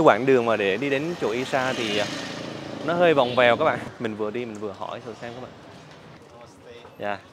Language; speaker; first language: Vietnamese; native; Vietnamese